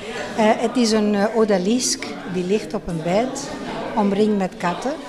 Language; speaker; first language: Dutch; non-native, fluent; Spanish